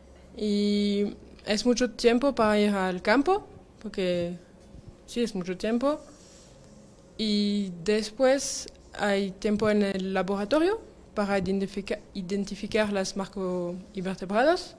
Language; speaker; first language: Spanish; non-native, learner; French